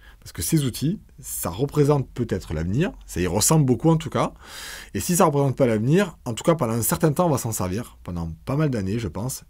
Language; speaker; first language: French; native; French